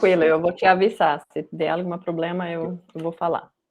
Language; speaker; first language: Portuguese; non-native, fluent; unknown